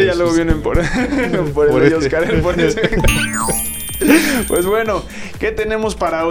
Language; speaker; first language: Spanish; native; Spanish